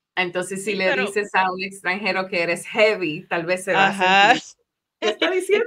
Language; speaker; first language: Spanish; native; Spanish